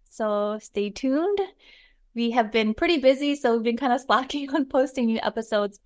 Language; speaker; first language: English; native; English